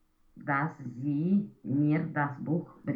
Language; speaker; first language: German; non-native, learner; Romanian